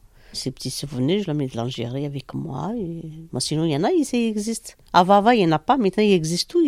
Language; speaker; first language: French; non-native, learner; Arabic